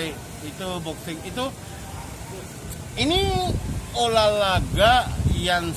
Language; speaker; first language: Indonesian; non-native, fluent; Japanese